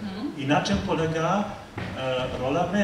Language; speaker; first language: Polish; non-native, fluent; Dutch